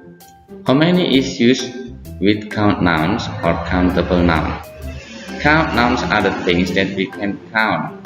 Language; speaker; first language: English; non-native, fluent; Indonesian